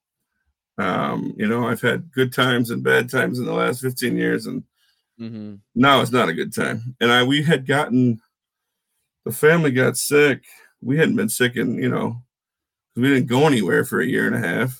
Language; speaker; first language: English; native; English